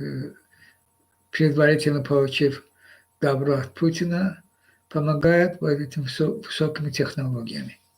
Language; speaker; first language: Russian; non-native, local second language; Azerbaijani